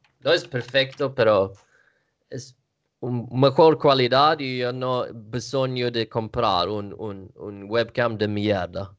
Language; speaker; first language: Italian; non-native, learner; Swedish